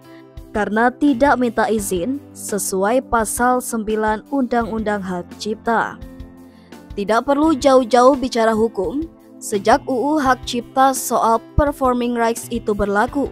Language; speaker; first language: Indonesian; native; Indonesian